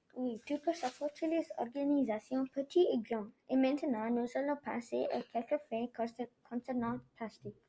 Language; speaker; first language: French; non-native, learner; English